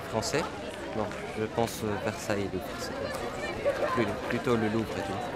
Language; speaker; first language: French; non-native, fluent; Arabic